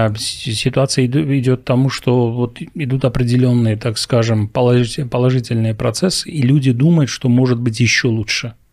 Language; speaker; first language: Russian; non-native, local second language; Armenian